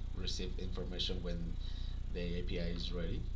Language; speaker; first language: English; non-native, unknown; Spanish